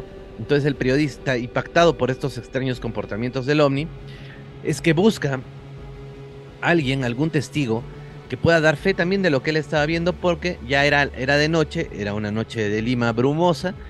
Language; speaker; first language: Spanish; native; Spanish